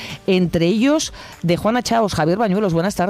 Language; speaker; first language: Spanish; native; Spanish